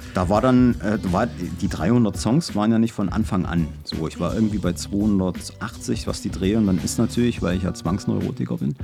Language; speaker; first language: German; native; German